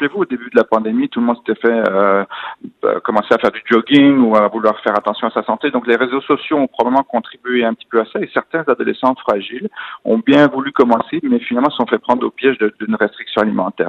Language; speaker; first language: French; native; French